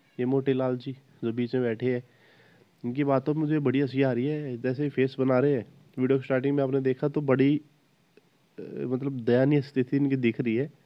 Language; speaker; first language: Hindi; native; Hindi